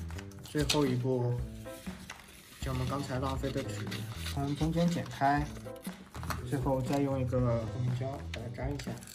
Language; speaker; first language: Chinese; native; Chinese